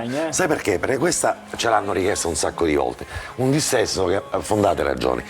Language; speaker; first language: Italian; native; Italian